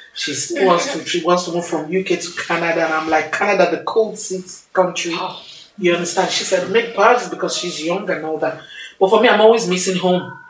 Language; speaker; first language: English; non-native, local second language; Yoruba